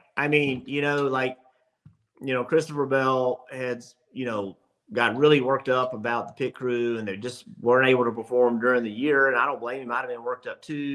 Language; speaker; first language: English; native; English